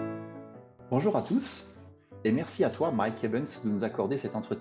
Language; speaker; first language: French; native; French